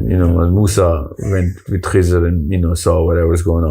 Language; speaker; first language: English; non-native, local second language; Urdu